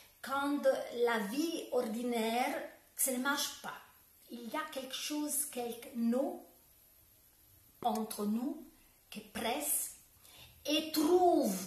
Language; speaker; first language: French; non-native, learner; Italian